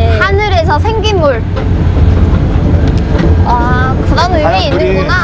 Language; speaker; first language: Korean; non-native, learner; Vietnamese